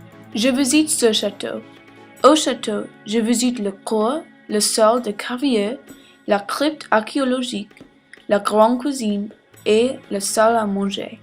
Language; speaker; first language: French; non-native, learner; English